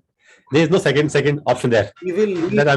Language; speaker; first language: English; non-native, local second language; Hindi